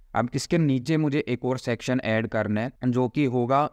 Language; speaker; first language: Hindi; native; Hindi